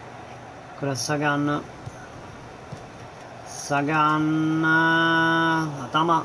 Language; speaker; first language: Japanese; non-native, learner; Italian